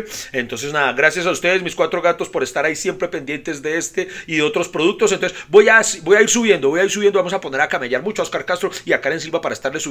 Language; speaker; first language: Spanish; native; Spanish